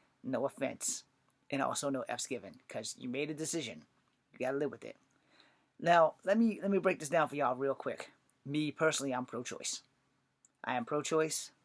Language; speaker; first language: English; native; English